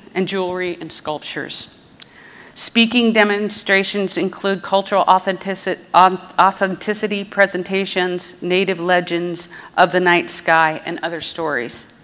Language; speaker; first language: English; native; English